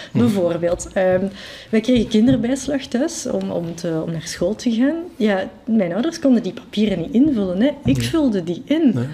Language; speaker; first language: Dutch; non-native, local second language; French